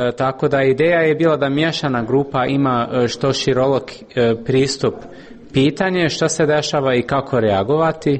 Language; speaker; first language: Croatian; non-native, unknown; English